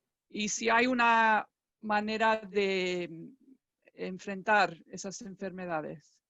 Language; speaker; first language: Spanish; non-native, fluent; English